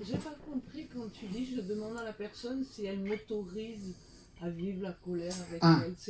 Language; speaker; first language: French; native; French